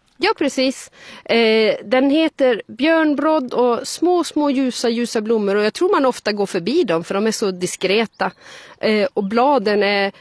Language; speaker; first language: Swedish; native; Swedish